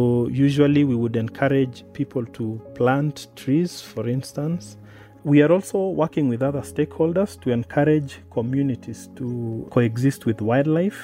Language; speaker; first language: English; non-native, local second language; Masai